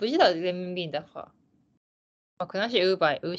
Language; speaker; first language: Chinese; non-native, learner; Japanese